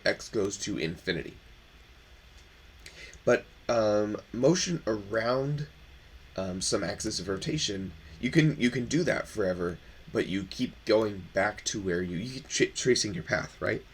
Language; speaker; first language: English; native; English